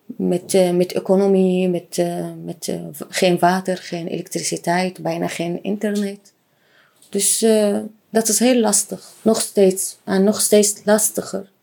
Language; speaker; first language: Dutch; non-native, learner; Arabic